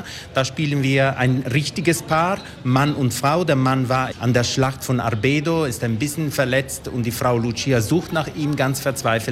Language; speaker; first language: German; non-native, local second language; Italian